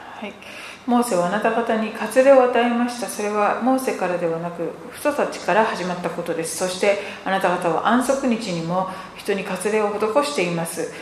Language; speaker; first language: Japanese; native; Japanese